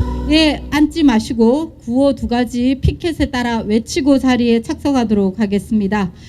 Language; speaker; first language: Korean; native; Korean